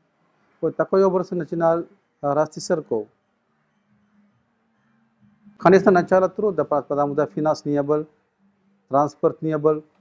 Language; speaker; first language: Russian; non-native, learner; Sinhala